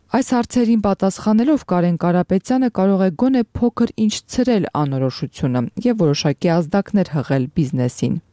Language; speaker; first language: Armenian; native; Armenian